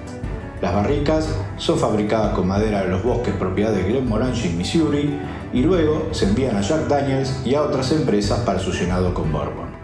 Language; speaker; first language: Spanish; native; Spanish